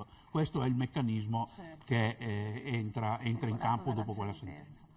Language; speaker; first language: Italian; native; Italian